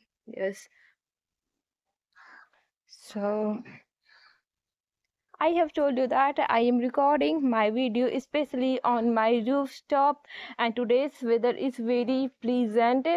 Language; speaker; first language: English; non-native, learner; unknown